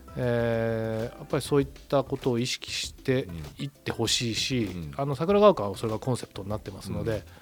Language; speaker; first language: Japanese; native; Japanese